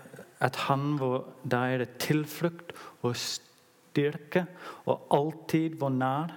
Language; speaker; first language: Norwegian; non-native, learner; English